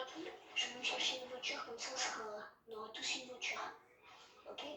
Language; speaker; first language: French; native; French